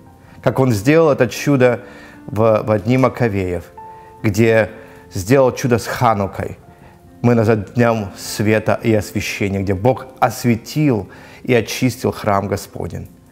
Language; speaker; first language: Ukrainian; non-native, local second language; Russian